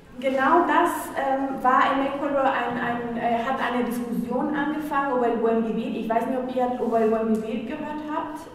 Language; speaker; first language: German; non-native, fluent; Spanish